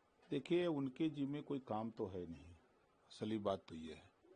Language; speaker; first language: Hindi; native; Hindi